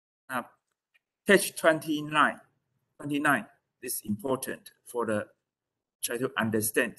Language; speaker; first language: English; non-native, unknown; Chinese